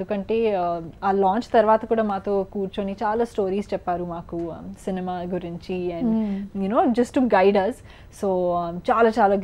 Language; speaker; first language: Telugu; non-native, learner; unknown